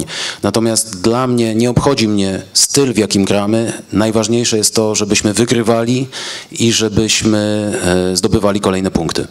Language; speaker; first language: Polish; native; Polish